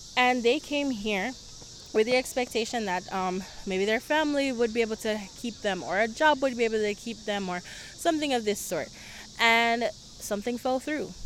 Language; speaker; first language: English; early bilingual, other home language; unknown